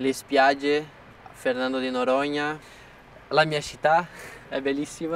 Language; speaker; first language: Italian; non-native, fluent; Portuguese